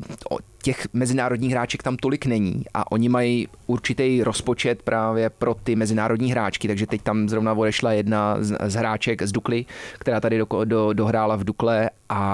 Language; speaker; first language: Czech; early bilingual, heritage; Czech